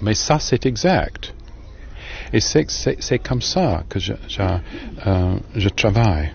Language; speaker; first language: French; non-native, learner; English